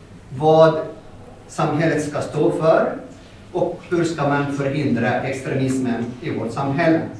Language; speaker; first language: Swedish; non-native, fluent; Arabic